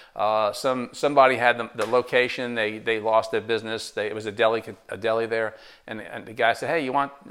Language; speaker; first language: English; native; English